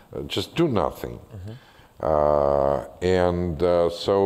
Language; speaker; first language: English; non-native, fluent; Russian